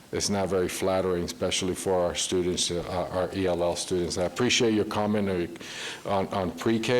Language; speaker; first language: English; early bilingual, other home language; Spanish